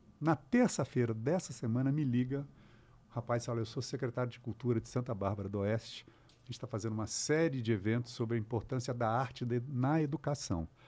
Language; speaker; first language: Portuguese; native; Portuguese